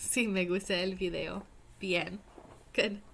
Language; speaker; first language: Spanish; non-native, fluent; English